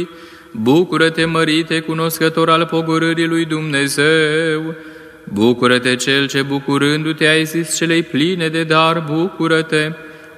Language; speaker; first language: Romanian; native; Romanian